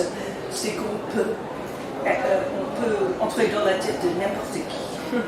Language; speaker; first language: French; non-native, learner; English